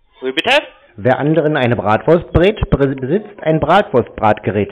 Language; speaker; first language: German; native; German